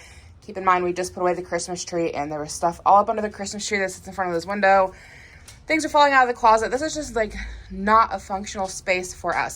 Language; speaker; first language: English; native; English